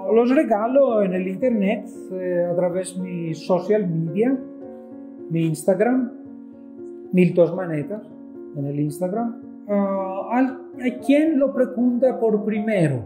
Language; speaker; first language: Spanish; non-native, fluent; Greek